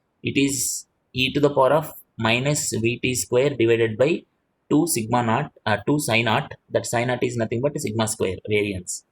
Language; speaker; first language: English; non-native, local second language; Telugu